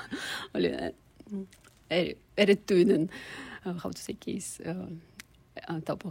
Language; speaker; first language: Finnish; non-native, learner; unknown